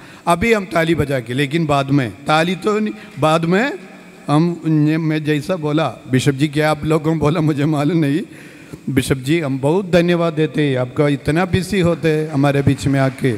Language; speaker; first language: Hindi; non-native, local second language; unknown